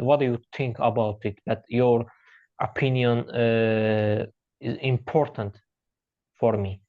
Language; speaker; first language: English; non-native, learner; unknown